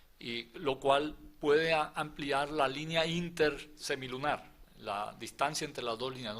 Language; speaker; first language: Spanish; native; Spanish